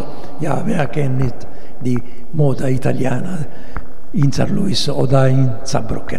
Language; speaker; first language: German; non-native, learner; Italian